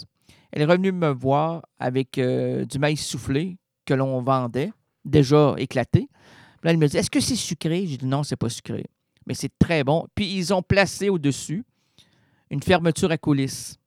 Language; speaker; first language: French; native; French